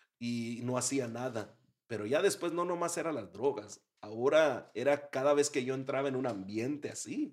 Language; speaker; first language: Spanish; early bilingual, heritage; Spanish